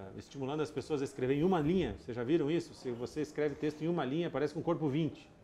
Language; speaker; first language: Portuguese; native; Portuguese